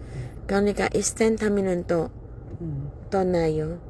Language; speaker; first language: Korean; non-native, learner; Filipino